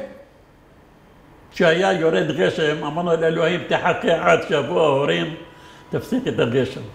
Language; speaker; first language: Hebrew; non-native, fluent; Arabic